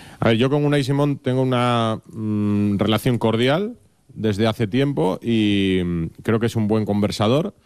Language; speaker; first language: Spanish; native; Spanish